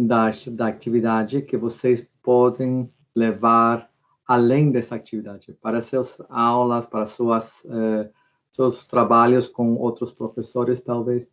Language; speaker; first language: Portuguese; non-native, fluent; Spanish